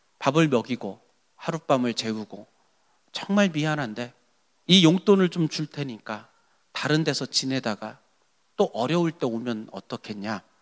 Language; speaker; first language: Korean; native; Korean